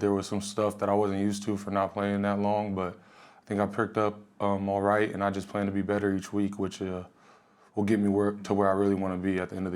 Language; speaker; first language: English; native; English